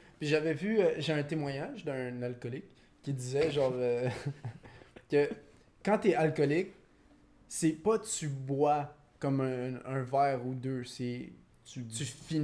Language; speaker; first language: French; native; French